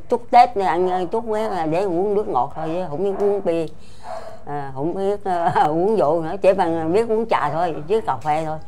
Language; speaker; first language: Vietnamese; non-native, local second language; Chinese